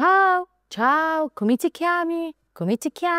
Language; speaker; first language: Italian; non-native, learner; Arabic